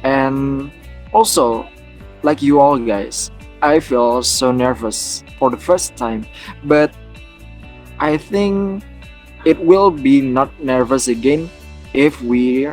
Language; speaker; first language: English; non-native, learner; Indonesian